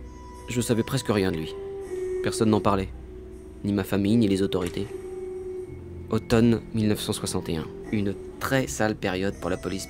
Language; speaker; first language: French; native; French